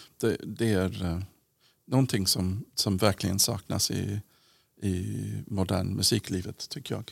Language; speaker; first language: Swedish; non-native, fluent; English